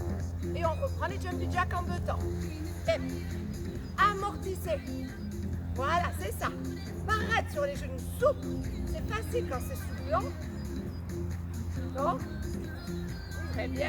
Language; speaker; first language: French; native; French